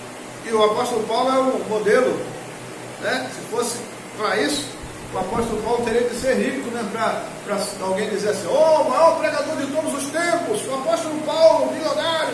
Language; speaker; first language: Portuguese; native; Portuguese